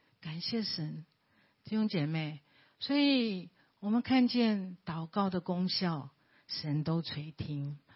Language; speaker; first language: Chinese; native; Chinese